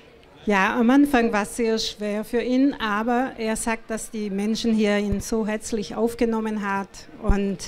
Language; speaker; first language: German; non-native, fluent; Portuguese